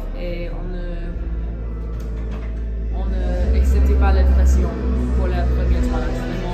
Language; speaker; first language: French; non-native, learner; English